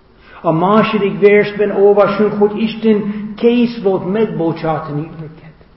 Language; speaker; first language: Hungarian; non-native, learner; English